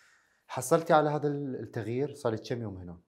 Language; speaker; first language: Arabic; native; Arabic